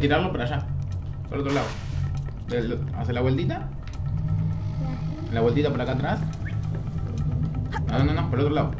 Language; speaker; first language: Spanish; native; Spanish